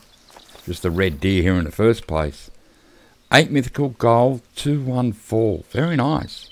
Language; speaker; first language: English; native; English